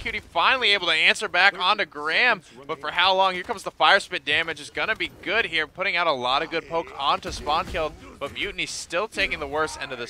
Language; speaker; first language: English; native; English